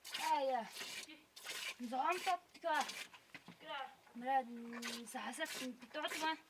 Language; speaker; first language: Chinese; non-native, local second language; Tibetan